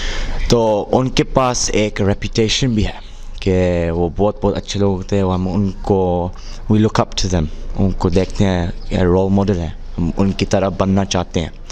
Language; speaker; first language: Hindi; early bilingual, heritage; Hindi